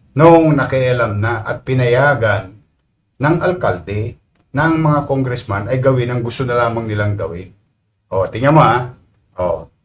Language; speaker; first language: Filipino; native; Filipino